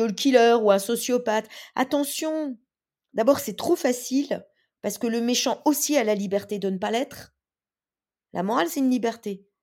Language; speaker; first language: French; native; French